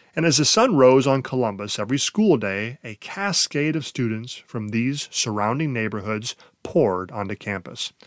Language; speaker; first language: English; native; English